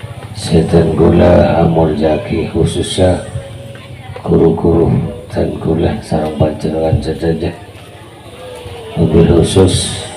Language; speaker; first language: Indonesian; non-native, local second language; Madurese